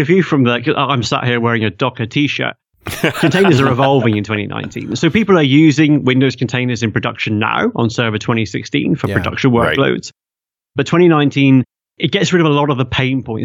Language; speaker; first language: English; native; English